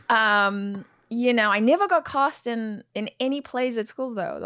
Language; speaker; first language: English; native; English